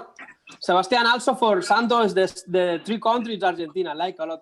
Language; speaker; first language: English; non-native, learner; Spanish